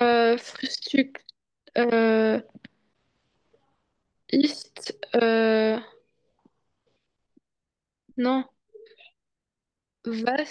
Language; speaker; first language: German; non-native, learner; French